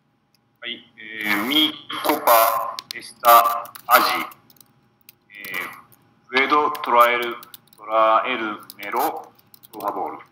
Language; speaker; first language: Spanish; non-native, learner; Japanese